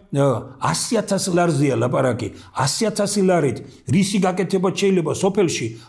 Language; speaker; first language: Georgian; native; Georgian